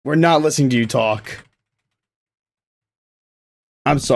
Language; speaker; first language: English; native; English